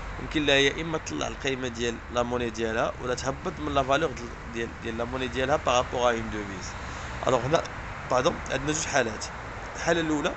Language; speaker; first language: French; non-native, local second language; Arabic